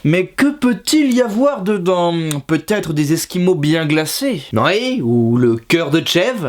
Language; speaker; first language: French; native; French